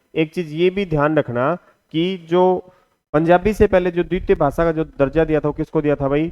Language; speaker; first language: Hindi; native; Hindi